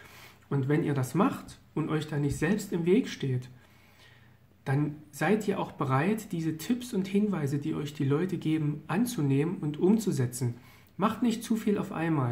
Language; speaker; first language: German; native; German